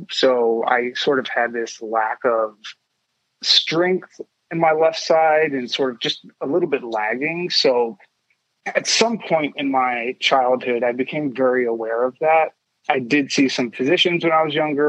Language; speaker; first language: English; native; English